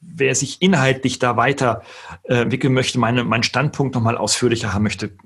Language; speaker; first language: German; native; German